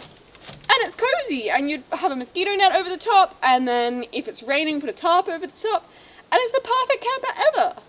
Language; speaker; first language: English; native; English